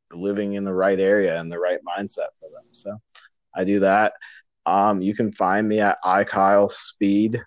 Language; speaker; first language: English; native; English